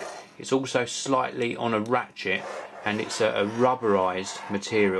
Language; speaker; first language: English; native; English